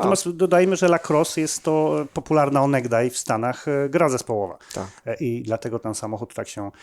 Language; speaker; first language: Polish; native; Polish